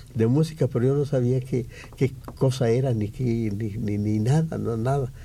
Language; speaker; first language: Spanish; native; Spanish